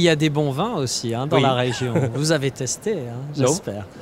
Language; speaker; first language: French; native; French